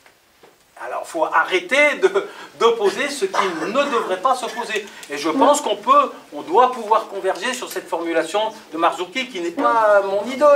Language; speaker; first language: French; native; French